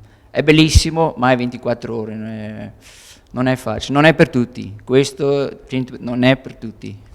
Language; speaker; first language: Italian; non-native, learner; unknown